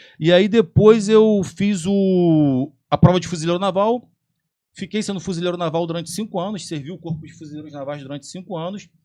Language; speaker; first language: Portuguese; native; Portuguese